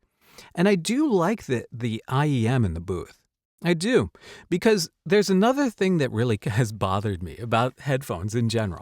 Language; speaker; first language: English; native; English